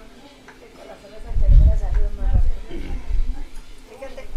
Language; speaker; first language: Spanish; native; Spanish